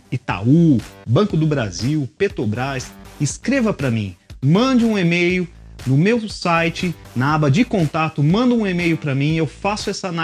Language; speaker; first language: Portuguese; native; Portuguese